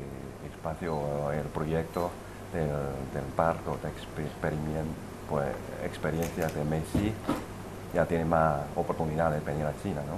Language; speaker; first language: Spanish; non-native, fluent; Chinese